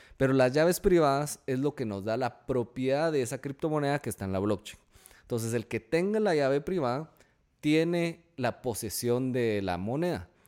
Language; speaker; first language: Spanish; native; Spanish